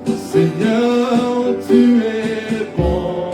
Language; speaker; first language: French; non-native, local second language; Lingala